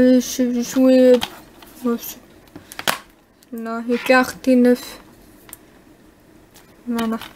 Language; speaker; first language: French; non-native, learner; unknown